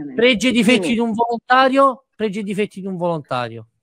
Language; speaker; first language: Italian; native; Italian